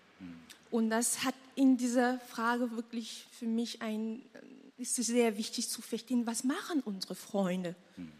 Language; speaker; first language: German; non-native, fluent; French